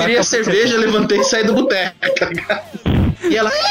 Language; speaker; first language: Portuguese; native; Portuguese